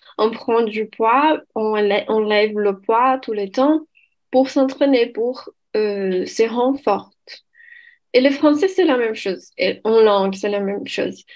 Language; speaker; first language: French; non-native, fluent; Portuguese